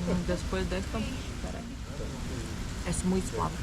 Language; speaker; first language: Spanish; non-native, fluent; Portuguese